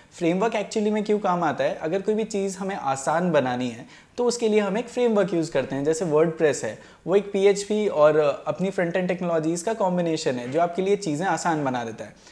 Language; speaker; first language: Hindi; native; Hindi